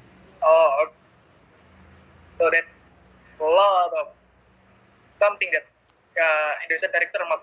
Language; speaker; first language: English; non-native, learner; Indonesian